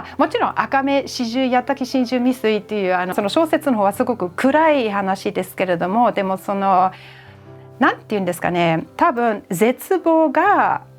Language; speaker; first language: Japanese; non-native, fluent; German